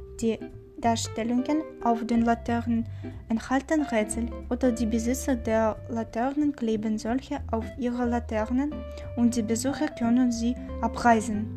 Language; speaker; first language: German; non-native, learner; Chinese